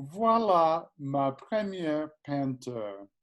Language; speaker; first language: French; non-native, learner; English